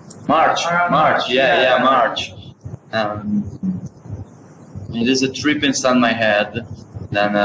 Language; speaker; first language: English; non-native, learner; Italian